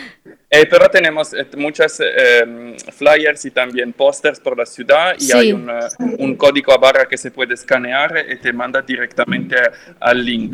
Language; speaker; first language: Spanish; non-native, fluent; French